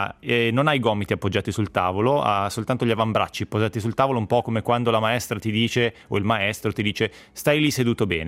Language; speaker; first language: Italian; native; Italian